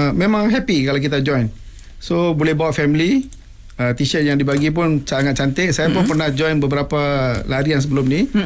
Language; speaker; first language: Malay; non-native, local second language; Tamil